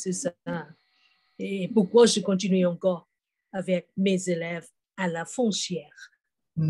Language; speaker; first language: French; non-native, fluent; Thai